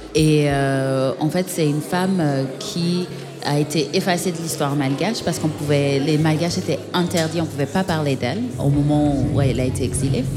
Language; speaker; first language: French; native; French